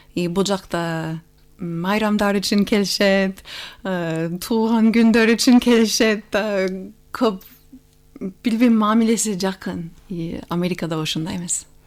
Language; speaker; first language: Kyrgyz; non-native, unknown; English